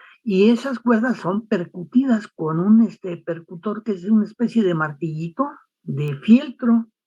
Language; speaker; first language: Spanish; native; Spanish